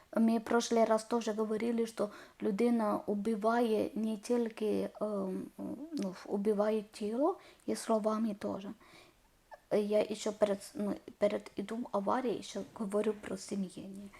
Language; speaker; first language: Ukrainian; non-native, learner; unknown